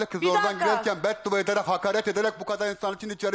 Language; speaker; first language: Turkish; native; Turkish